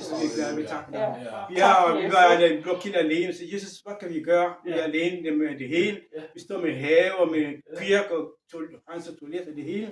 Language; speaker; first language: Danish; non-native, fluent; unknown